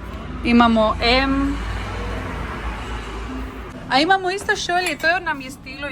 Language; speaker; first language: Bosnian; non-native, learner; Spanish